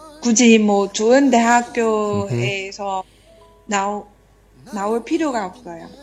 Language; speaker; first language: Korean; non-native, learner; Chinese